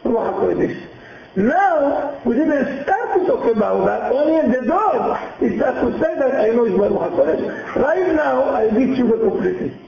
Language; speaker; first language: English; non-native, learner; Hebrew